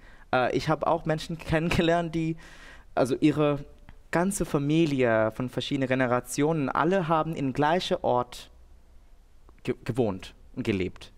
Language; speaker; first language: German; non-native, fluent; Bangla